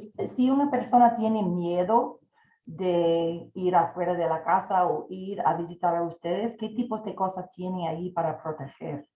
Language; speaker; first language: Spanish; non-native, fluent; English